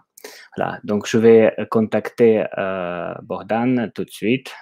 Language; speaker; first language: French; non-native, fluent; Ukrainian